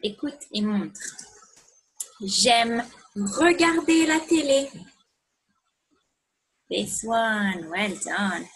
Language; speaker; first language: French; non-native, fluent; English